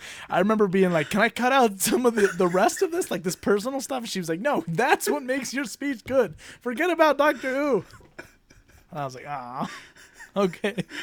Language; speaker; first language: English; early bilingual, other home language; Spanish